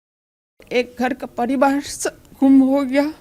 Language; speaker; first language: Hindi; non-native, local second language; Manipuri